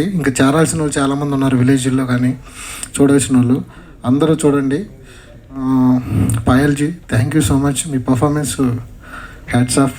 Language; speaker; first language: Telugu; native; Telugu